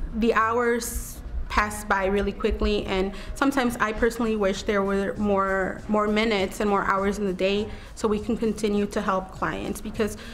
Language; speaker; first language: English; native; English